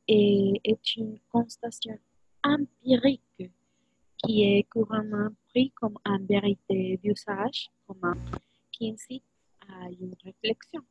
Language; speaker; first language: French; non-native, learner; Spanish